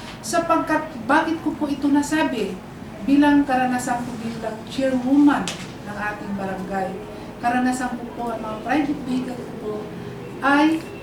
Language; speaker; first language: Filipino; non-native, local second language; Pangasinan